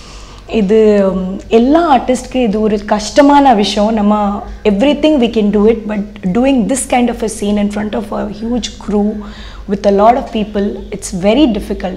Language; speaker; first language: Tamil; non-native, fluent; Odia